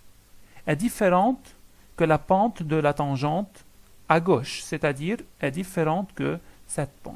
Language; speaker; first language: French; non-native, local second language; Arabic